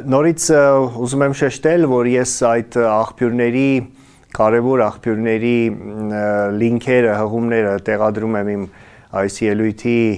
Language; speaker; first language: Armenian; native; Armenian